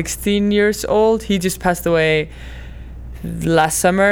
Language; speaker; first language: English; non-native, fluent; Icelandic